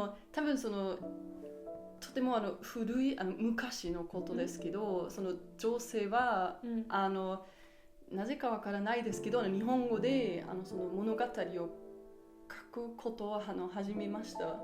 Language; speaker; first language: Japanese; non-native, learner; German